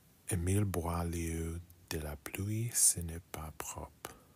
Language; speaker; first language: French; non-native, learner; English